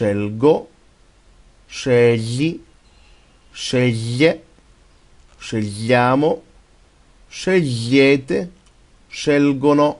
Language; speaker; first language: Italian; non-native, fluent; Arabic